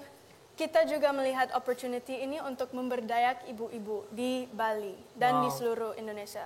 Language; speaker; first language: Indonesian; non-native, local second language; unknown